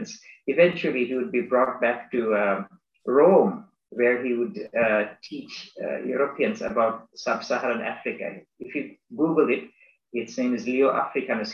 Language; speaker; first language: English; non-native, local second language; Bangla